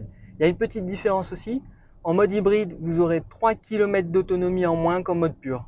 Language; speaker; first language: French; native; French